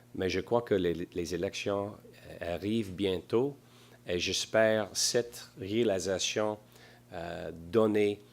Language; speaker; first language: French; non-native, local second language; English